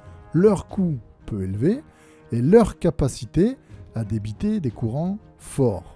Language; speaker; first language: French; native; French